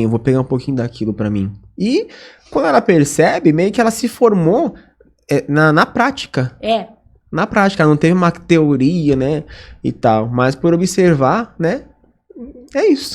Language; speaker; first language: Portuguese; native; Portuguese